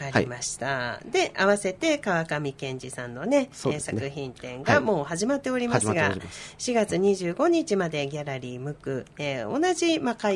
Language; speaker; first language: Japanese; native; Japanese